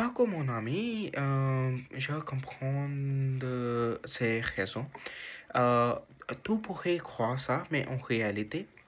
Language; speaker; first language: French; non-native, learner; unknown